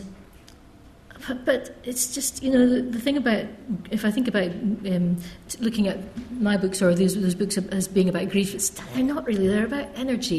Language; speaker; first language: English; native; English